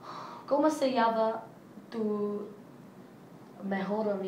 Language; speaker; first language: Spanish; non-native, learner; English